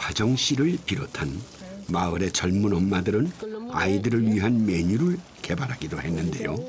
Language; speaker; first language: Korean; native; Korean